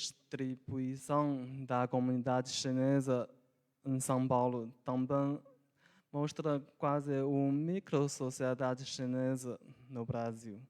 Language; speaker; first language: Portuguese; non-native, local second language; Chinese